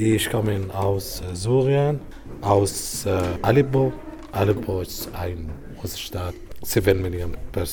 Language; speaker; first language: German; non-native, learner; Arabic